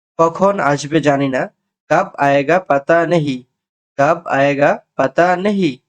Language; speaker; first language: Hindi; non-native, learner; Bangla